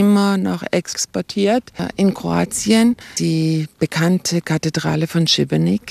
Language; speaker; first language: German; native; German